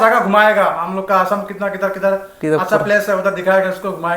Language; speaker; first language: Hindi; non-native, local second language; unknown